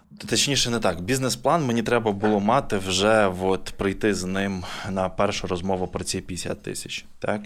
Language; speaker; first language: Ukrainian; native; Ukrainian